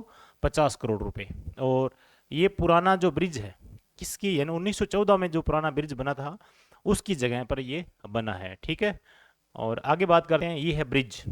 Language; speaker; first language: Hindi; native; Hindi